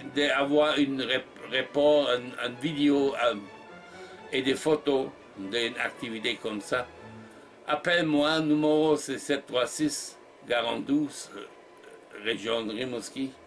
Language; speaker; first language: French; non-native, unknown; German